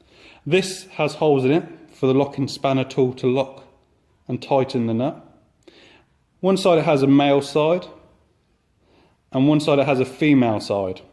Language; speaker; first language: English; native; English